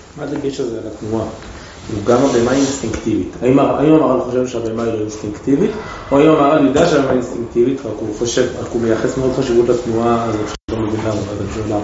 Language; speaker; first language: Hebrew; native; Hebrew